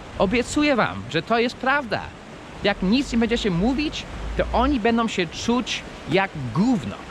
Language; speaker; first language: Polish; non-native, fluent; English